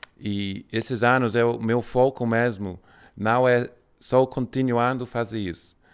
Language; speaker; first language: Portuguese; non-native, fluent; English